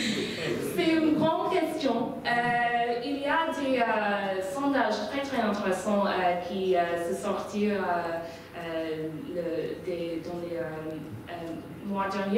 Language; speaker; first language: French; non-native, fluent; English